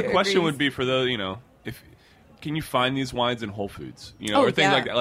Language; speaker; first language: English; native; English